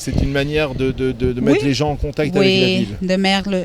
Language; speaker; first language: French; native; French